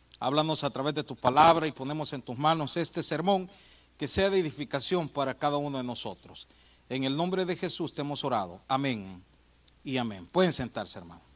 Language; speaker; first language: Spanish; native; Spanish